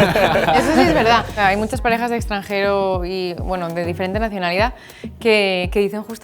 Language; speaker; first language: Spanish; native; Spanish